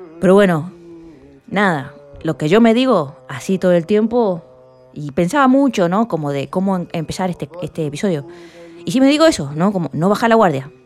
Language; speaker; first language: Spanish; native; Spanish